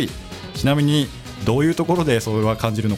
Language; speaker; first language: Japanese; native; Japanese